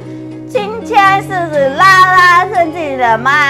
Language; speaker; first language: Chinese; non-native, learner; Thai